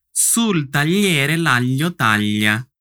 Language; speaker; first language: Italian; non-native, fluent; Portuguese